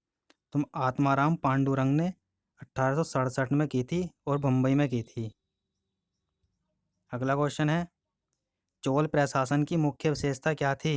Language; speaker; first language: Hindi; native; Hindi